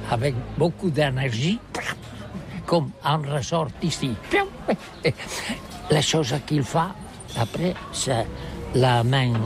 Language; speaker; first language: French; non-native, learner; Catalan